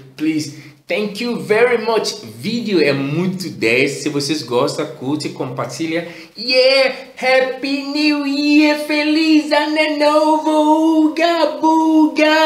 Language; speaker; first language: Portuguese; non-native, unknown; Yoruba